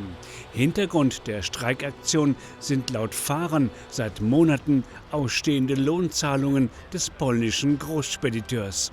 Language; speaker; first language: German; native; German